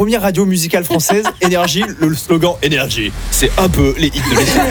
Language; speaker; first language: French; native; French